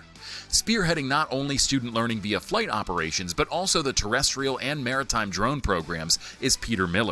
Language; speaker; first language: English; native; English